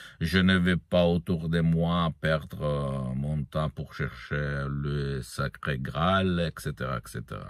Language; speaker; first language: French; non-native, fluent; Italian